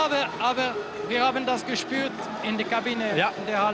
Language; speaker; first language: German; non-native, local second language; French